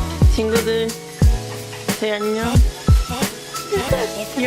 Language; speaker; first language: Korean; non-native, learner; Spanish